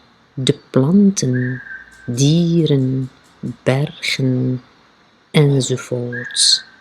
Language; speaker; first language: Dutch; non-native, fluent; Arabic